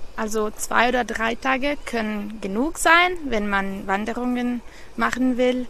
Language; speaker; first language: German; non-native, learner; Italian